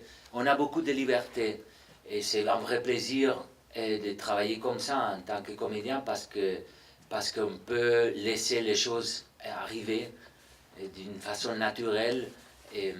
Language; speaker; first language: French; non-native, fluent; Spanish